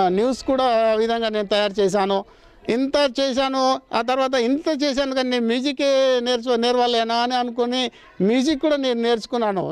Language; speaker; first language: Telugu; non-native, local second language; Gondi